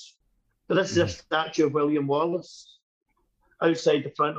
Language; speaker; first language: English; native; English